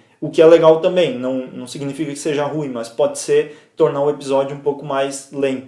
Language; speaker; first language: Portuguese; native; Portuguese